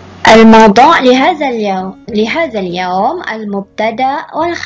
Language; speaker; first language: Arabic; non-native, fluent; Malay